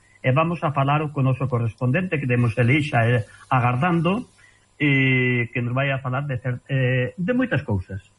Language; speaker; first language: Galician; native; Galician